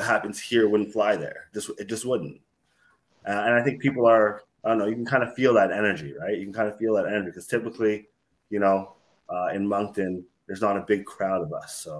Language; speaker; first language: English; native; English